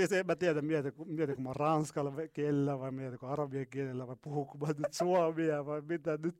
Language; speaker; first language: Finnish; non-native, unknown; Arabic